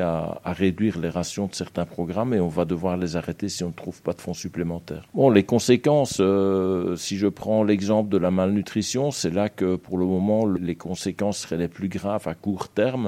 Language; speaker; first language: French; native; French